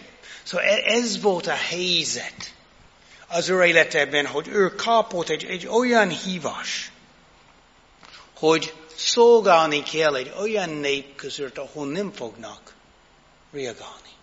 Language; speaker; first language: Hungarian; non-native, fluent; English